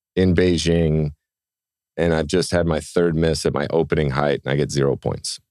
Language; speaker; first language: English; native; English